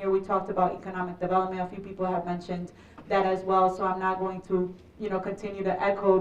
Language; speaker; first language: English; early bilingual, other home language; Spanish